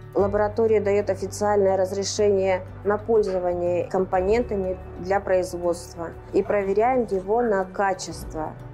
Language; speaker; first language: Russian; native; Russian